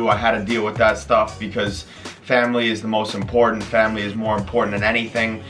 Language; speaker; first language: English; native; English